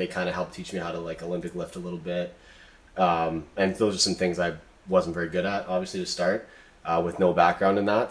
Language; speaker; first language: English; native; English